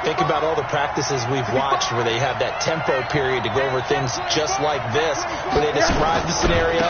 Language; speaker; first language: English; native; English